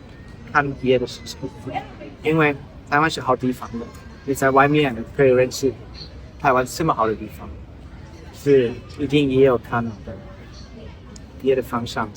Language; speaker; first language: Chinese; non-native, learner; German